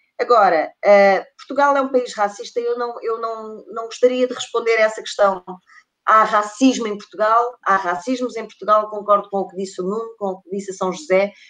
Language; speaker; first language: Portuguese; native; Portuguese